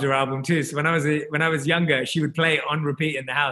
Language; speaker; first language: English; native; English